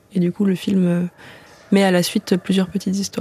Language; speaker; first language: French; early bilingual, other home language; Indonesian